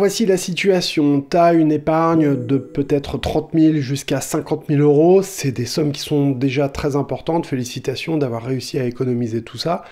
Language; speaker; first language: French; native; French